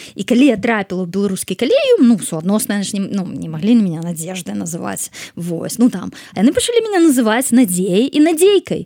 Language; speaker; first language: Belarusian; non-native, local second language; Russian